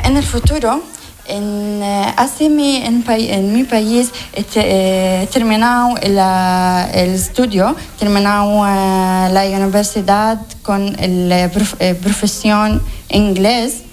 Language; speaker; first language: Spanish; non-native, learner; Arabic